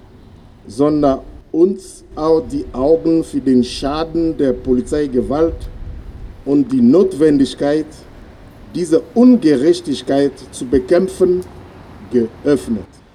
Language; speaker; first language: German; non-native, fluent; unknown